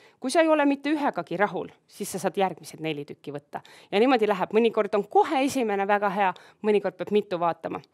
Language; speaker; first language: Estonian; native; Estonian